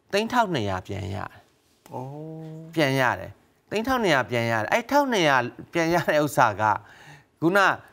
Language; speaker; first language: Burmese; native; Burmese